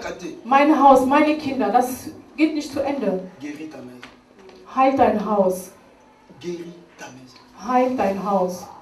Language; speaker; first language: German; non-native, learner; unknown